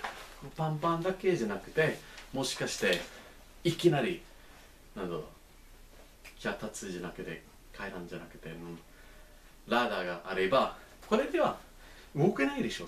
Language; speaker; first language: Japanese; non-native, learner; English